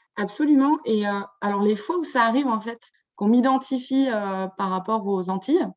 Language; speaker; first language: French; native; French